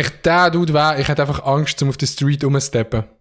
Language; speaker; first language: German; native; German